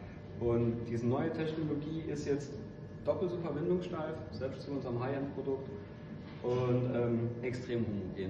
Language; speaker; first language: German; native; German